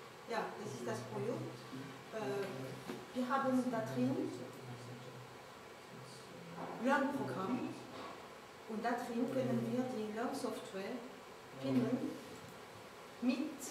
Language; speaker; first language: German; non-native, learner; French